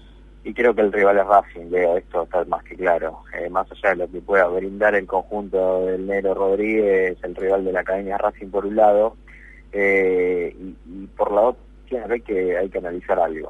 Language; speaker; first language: Spanish; native; Spanish